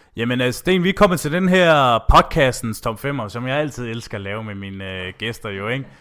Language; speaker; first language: Danish; native; Danish